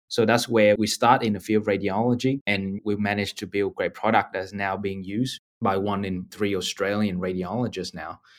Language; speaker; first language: English; non-native, fluent; Vietnamese